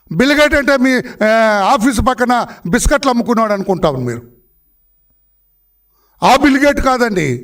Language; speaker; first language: Telugu; native; Telugu